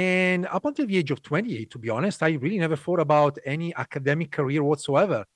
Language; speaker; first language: English; non-native, fluent; Italian